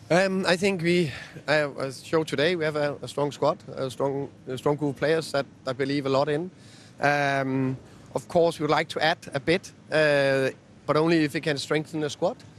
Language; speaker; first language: English; non-native, fluent; Danish